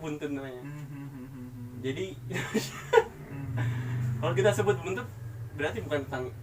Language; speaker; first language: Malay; non-native, local second language; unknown